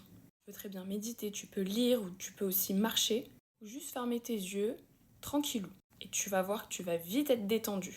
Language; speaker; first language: French; native; French